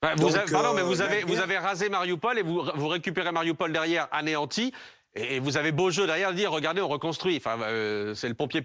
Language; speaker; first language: French; native; French